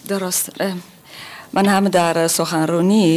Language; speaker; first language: Persian; non-native, learner; German